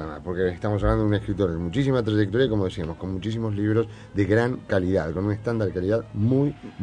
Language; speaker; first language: Spanish; native; Spanish